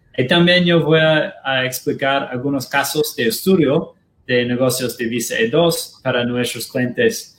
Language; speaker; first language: Spanish; non-native, learner; Portuguese